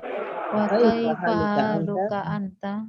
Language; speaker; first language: Arabic; non-native, learner; Indonesian